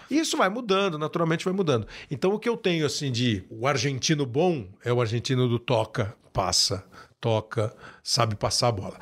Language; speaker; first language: Portuguese; native; Portuguese